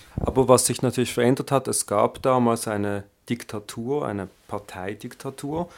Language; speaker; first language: German; native; German